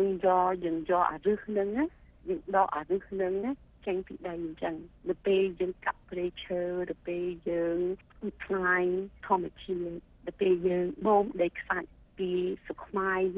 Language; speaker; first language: Khmer; early bilingual, heritage; Khmer